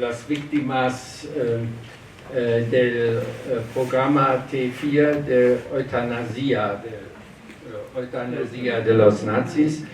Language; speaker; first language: Spanish; non-native, learner; German